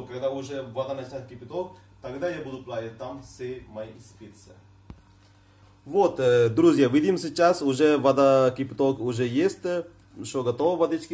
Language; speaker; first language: Russian; non-native, fluent; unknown